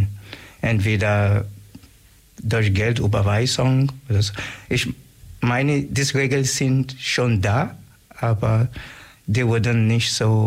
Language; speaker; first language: German; non-native, learner; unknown